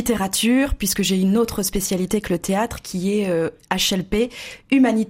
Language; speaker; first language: French; native; French